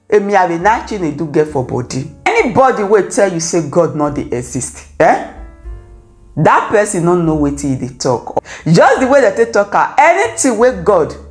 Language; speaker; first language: Nigerian Pidgin; native; Nigerian Pidgin